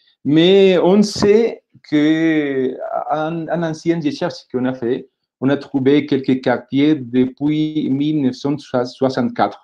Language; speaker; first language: French; non-native, fluent; Spanish